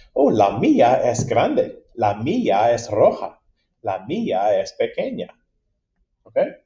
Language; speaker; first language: Spanish; non-native, fluent; English